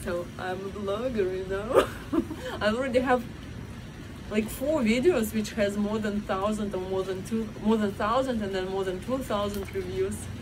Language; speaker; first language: English; non-native, fluent; Russian